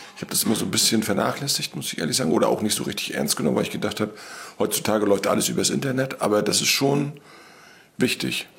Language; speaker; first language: German; native; German